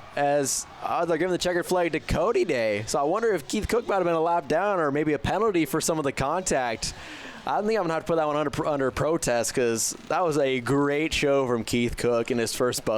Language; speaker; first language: English; native; English